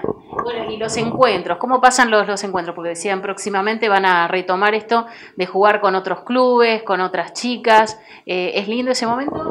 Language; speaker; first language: Spanish; native; Spanish